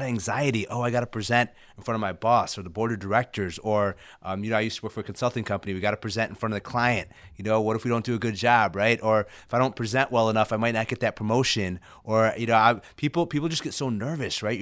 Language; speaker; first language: English; early bilingual, other home language; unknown